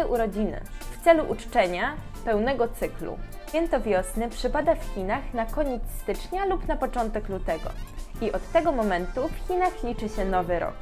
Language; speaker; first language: Polish; native; Polish